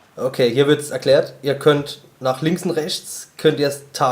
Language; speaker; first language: German; native; German